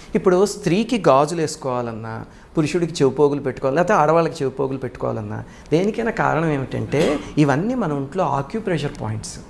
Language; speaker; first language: Telugu; native; Telugu